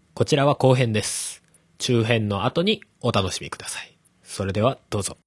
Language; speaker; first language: Japanese; native; Japanese